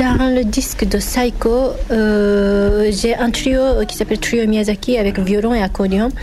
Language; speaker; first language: French; non-native, fluent; Japanese